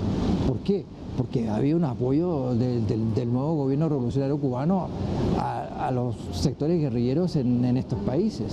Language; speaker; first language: Spanish; native; Spanish